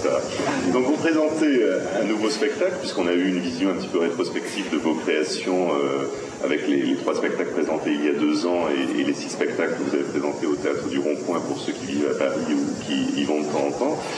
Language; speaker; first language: French; native; French